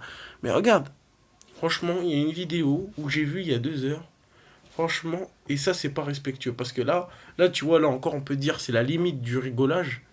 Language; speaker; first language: French; native; French